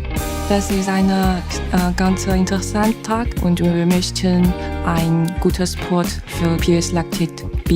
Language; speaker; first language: German; non-native, learner; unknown